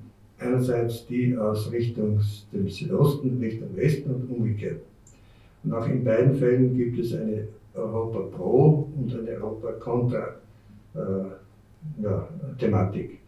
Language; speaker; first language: German; native; German